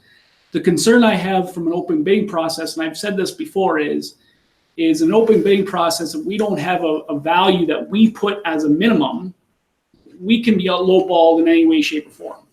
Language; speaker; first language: English; native; English